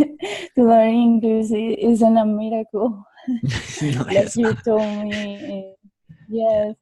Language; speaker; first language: English; non-native, learner; Spanish